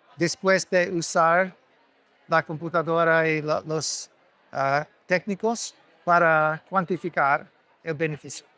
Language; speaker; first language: Spanish; non-native, learner; English